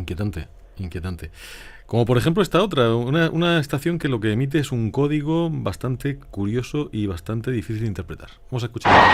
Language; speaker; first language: Spanish; native; Spanish